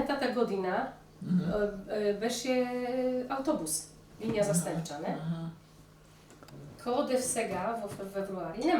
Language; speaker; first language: Macedonian; early bilingual, heritage; Polish